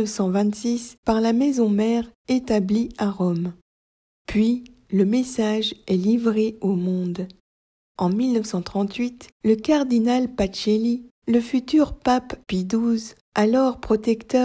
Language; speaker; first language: French; native; French